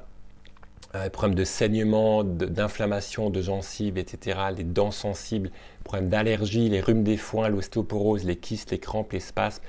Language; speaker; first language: French; native; French